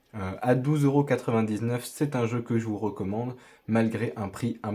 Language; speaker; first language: French; native; French